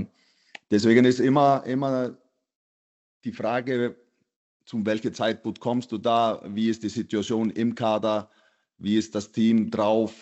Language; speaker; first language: German; non-native, fluent; Icelandic